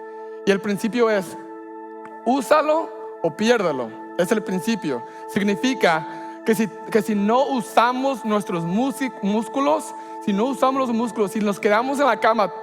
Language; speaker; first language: Spanish; early bilingual, heritage; Spanish